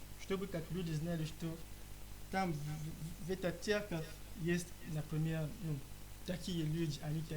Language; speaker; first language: Russian; non-native, learner; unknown